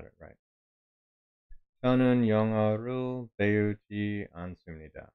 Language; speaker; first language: Korean; non-native, learner; English